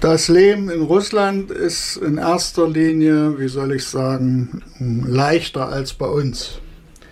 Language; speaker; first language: German; native; German